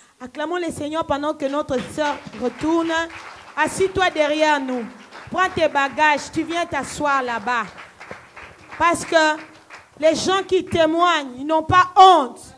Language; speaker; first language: French; non-native, local second language; Lingala